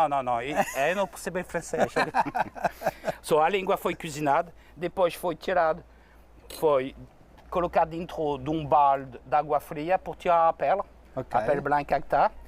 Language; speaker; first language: Portuguese; non-native, learner; French